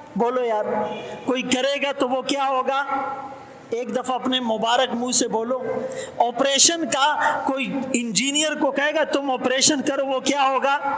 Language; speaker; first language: Urdu; non-native, local second language; Pashto